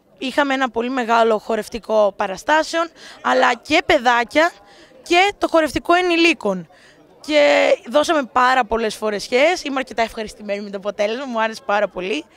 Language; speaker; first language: Greek; native; Greek